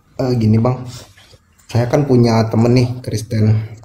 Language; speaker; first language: Indonesian; native; Indonesian